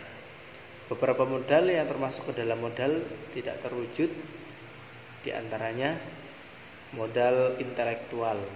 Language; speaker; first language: Indonesian; native; Indonesian